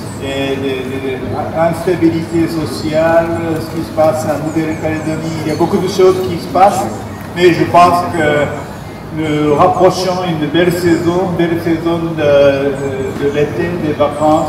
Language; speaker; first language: French; non-native, fluent; Japanese